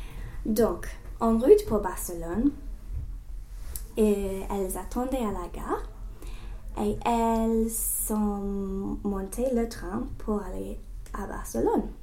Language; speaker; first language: French; non-native, learner; English